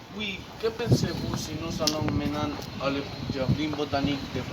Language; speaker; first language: French; non-native, learner; Spanish